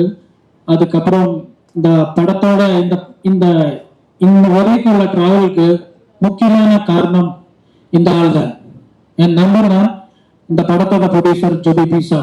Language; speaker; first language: Tamil; non-native, learner; Malayalam